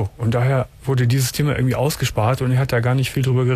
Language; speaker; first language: German; native; German